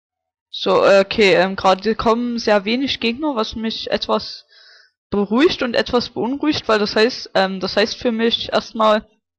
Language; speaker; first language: German; native; German